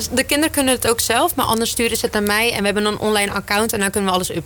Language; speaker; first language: Dutch; native; Dutch